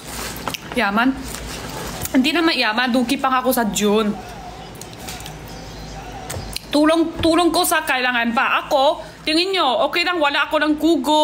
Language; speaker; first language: Filipino; non-native, learner; Chinese